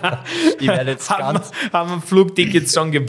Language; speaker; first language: German; non-native, fluent; Serbian